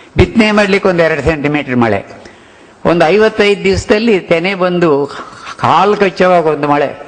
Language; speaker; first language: Kannada; non-native, local second language; Telugu